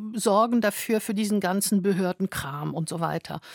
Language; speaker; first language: German; non-native, fluent; French